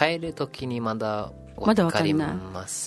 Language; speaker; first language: Japanese; non-native, learner; English